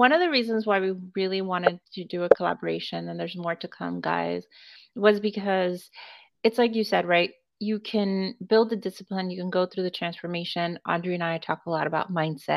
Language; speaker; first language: English; native; English